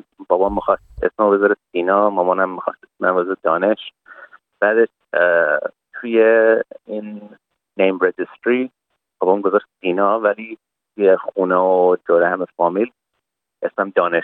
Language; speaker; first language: Persian; early bilingual, heritage; Persian